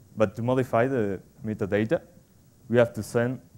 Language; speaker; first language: English; non-native, fluent; Spanish